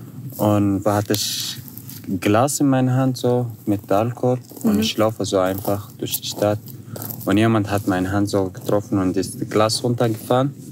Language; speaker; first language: German; non-native, fluent; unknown